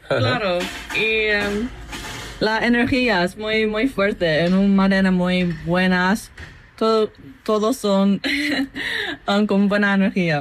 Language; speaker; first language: Spanish; non-native, fluent; English